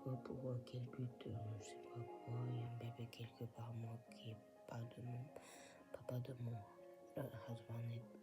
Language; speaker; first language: French; non-native, fluent; Japanese